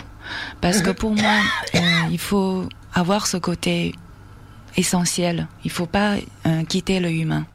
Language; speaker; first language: French; non-native, fluent; Chinese